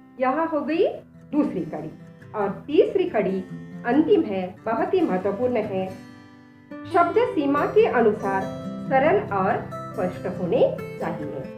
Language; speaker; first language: Hindi; non-native, local second language; Marathi